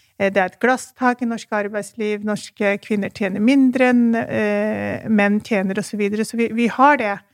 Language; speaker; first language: Norwegian; early bilingual, other home language; Urdu